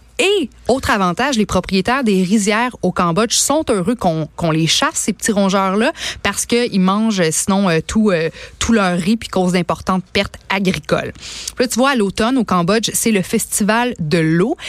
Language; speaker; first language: French; native; French